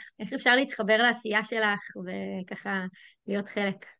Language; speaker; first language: Hebrew; native; Hebrew